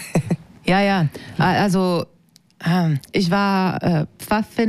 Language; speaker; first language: German; non-native, fluent; French